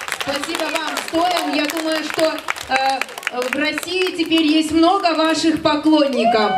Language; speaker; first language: Russian; native; Russian